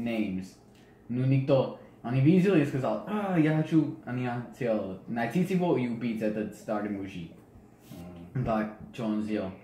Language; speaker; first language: Russian; non-native, learner; English